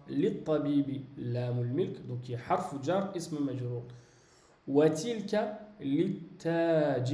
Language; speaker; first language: Arabic; non-native, fluent; French